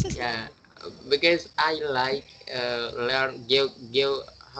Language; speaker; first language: English; non-native, learner; Indonesian